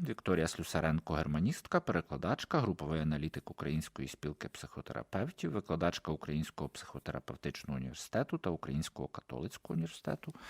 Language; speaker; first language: Ukrainian; native; Ukrainian